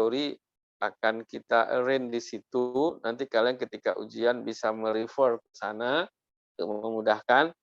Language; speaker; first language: Indonesian; native; Indonesian